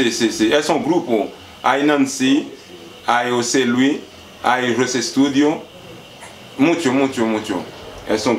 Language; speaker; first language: Spanish; non-native, learner; Haitian Creole